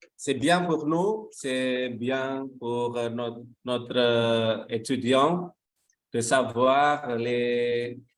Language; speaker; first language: French; non-native, fluent; Indonesian